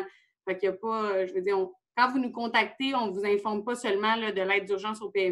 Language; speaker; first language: French; native; French